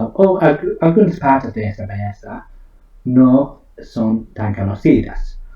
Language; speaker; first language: Spanish; non-native, fluent; English